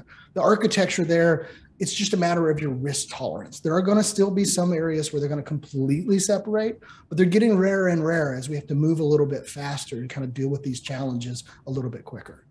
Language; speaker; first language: English; native; English